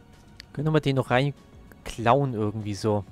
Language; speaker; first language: German; native; German